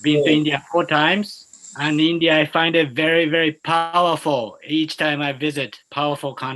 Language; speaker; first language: English; non-native, fluent; Japanese